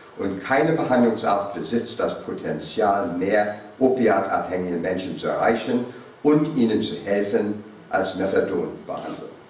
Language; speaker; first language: German; non-native, fluent; English